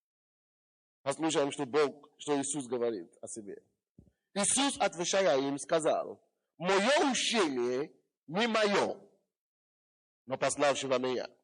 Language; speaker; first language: Russian; non-native, fluent; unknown